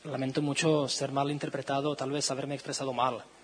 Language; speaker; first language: Spanish; non-native, fluent; Czech